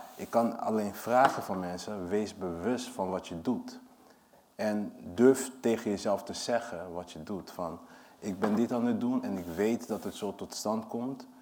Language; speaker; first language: Dutch; early bilingual, other home language; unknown